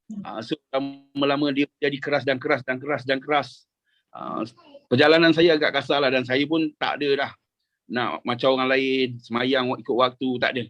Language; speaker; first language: Indonesian; non-native, local second language; Malay